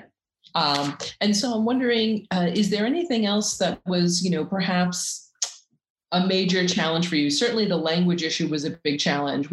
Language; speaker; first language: English; native; English